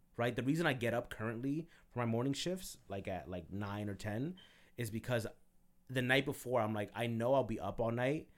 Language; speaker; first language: English; early bilingual, other home language; Spanish